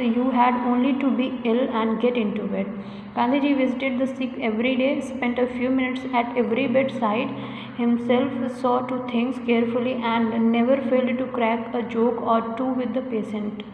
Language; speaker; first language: English; non-native, local second language; Hindi